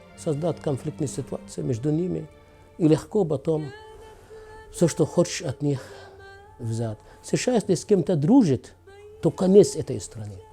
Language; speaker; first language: Russian; non-native, fluent; Arabic